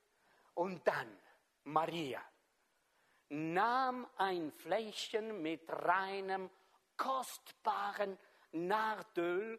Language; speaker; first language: German; non-native, fluent; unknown